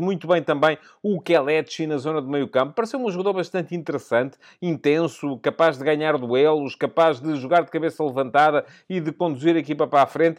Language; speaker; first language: Portuguese; native; Portuguese